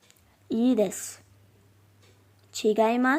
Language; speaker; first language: Japanese; non-native, learner; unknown